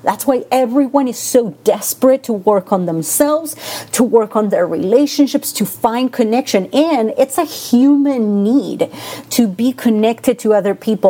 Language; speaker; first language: English; non-native, fluent; Spanish